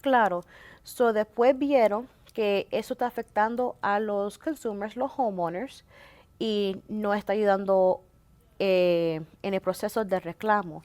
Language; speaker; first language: Spanish; early bilingual, heritage; Spanish